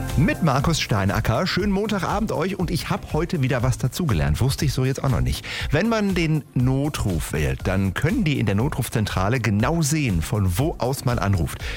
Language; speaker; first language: German; native; German